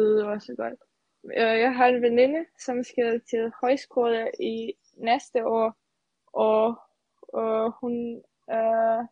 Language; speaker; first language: Danish; non-native, fluent; Serbian